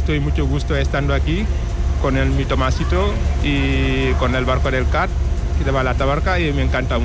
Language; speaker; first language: Spanish; non-native, learner; Wolof